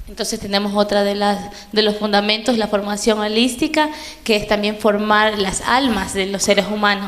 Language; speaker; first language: Spanish; native; Spanish